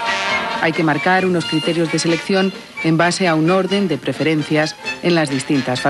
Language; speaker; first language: Spanish; native; Spanish